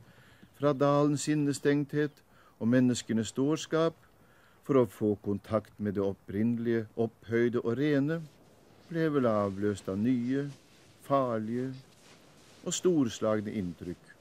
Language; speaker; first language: Norwegian; native; Norwegian